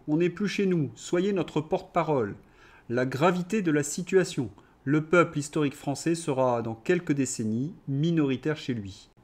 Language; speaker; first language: French; native; French